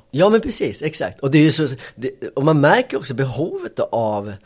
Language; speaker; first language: Swedish; early bilingual, other home language; Spanish